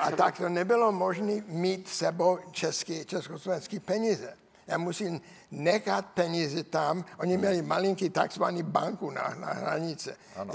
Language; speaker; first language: Czech; non-native, learner; English